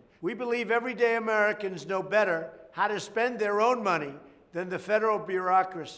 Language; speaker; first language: English; native; English